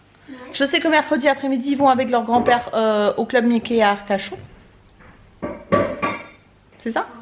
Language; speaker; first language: French; native; French